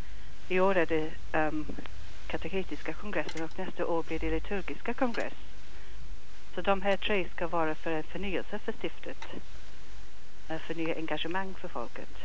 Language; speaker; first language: Swedish; non-native, fluent; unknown